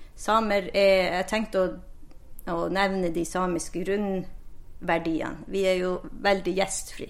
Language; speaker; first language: Norwegian; non-native, local second language; Northern Sami